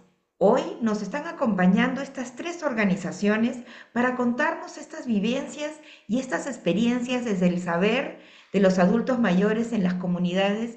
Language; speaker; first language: Spanish; native; Spanish